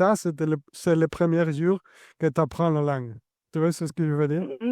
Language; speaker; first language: French; non-native, fluent; Spanish